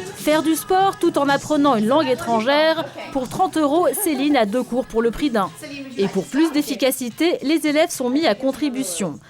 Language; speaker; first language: French; native; French